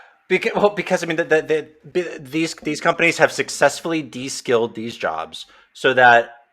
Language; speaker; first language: English; native; English